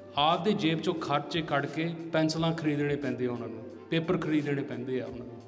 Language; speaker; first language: Punjabi; early bilingual, heritage; Punjabi